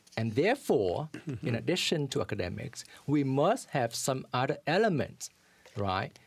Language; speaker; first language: English; early bilingual, other home language; Vietnamese